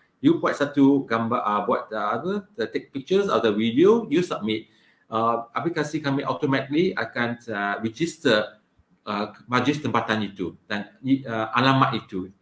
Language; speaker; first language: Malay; non-native, local second language; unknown